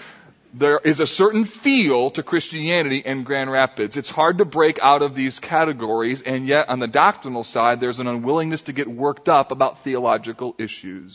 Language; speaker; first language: English; native; English